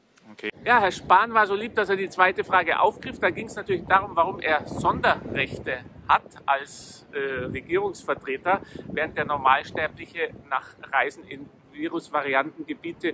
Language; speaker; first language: German; native; German